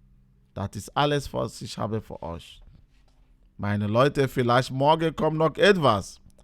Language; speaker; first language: German; non-native, learner; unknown